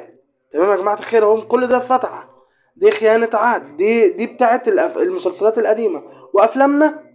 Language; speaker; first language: Arabic; native; Arabic